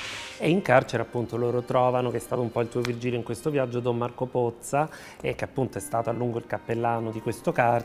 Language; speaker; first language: Italian; native; Italian